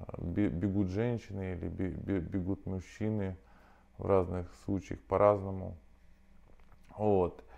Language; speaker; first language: Russian; native; Russian